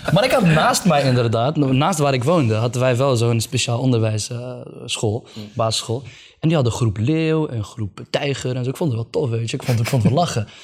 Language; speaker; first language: Dutch; early bilingual, other home language; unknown